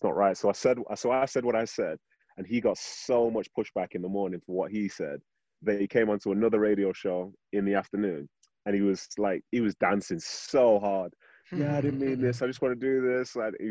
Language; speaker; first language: English; native; English